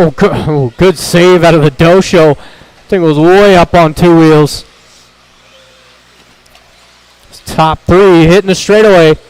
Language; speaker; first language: English; native; English